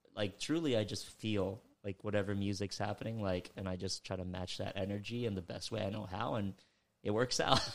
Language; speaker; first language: English; early bilingual, other home language; Filipino